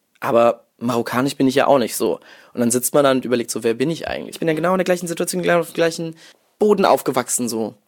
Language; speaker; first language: German; early bilingual, other home language; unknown